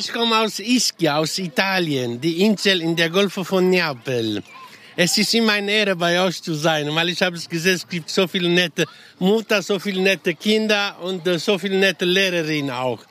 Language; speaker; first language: German; non-native, learner; Italian